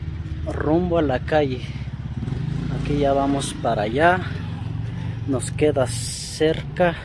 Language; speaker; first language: Spanish; native; Spanish